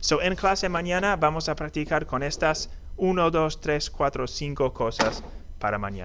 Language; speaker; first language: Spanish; non-native, fluent; English